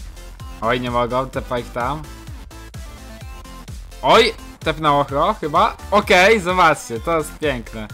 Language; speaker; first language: Polish; native; Polish